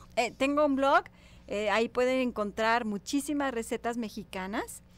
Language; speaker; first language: Spanish; native; Spanish